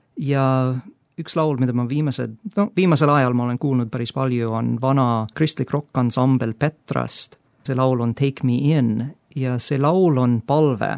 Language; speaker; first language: Estonian; non-native, fluent; English